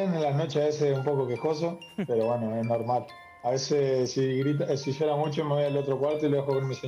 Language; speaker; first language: Spanish; native; Spanish